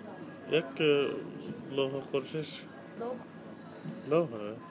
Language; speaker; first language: Czech; non-native, learner; Turkish